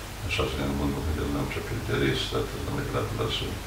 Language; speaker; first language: Hungarian; early bilingual, heritage; Hungarian